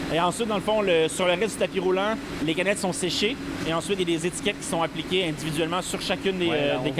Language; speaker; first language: French; native; French